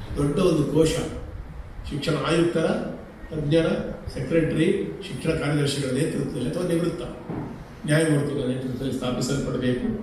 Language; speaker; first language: Kannada; non-native, local second language; Konkani